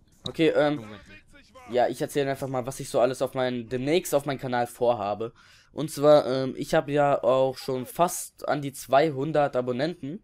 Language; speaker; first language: German; native; German